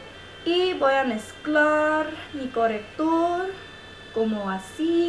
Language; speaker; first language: Spanish; non-native, learner; English